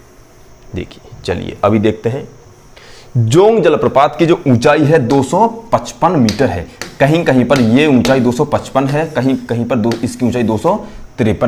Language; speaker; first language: Hindi; native; Hindi